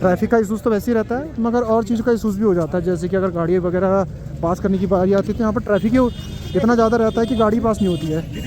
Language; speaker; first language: Hindi; native; Hindi